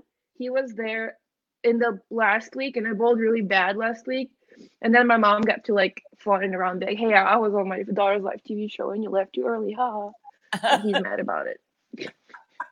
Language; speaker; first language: English; non-native, fluent; Ukrainian